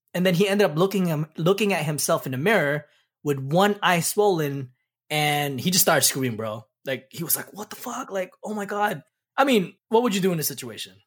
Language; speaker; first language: English; early bilingual, other home language; Pampanga